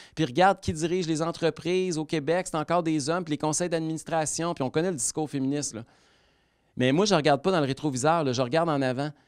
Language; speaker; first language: French; native; French